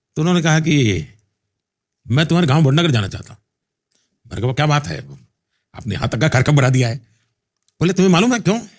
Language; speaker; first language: Hindi; non-native, local second language; Gujarati